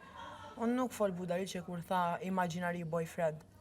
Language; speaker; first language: Albanian; early bilingual, heritage; Italian